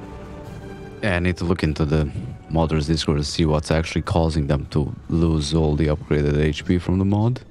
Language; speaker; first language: English; native; English